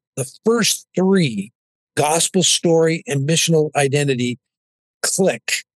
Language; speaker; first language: English; native; English